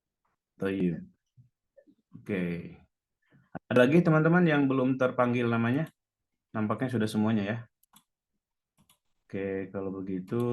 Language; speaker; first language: Indonesian; native; Indonesian